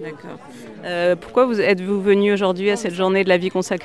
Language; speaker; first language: French; native; French